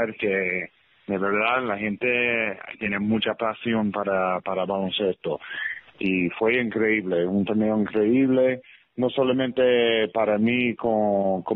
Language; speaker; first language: Spanish; early bilingual, heritage; English